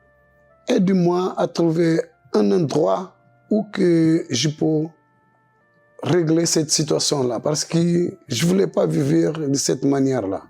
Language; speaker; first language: French; non-native, local second language; Portuguese